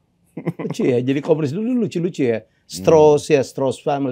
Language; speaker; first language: Indonesian; native; Indonesian